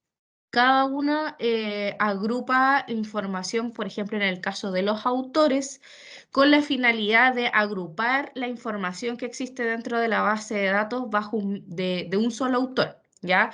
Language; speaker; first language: Spanish; native; Spanish